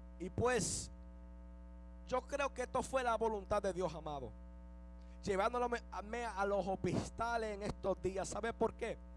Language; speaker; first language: Spanish; early bilingual, heritage; Spanish